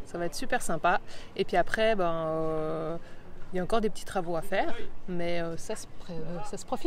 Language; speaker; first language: French; native; French